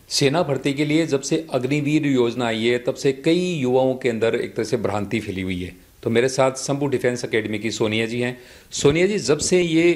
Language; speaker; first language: Hindi; native; Hindi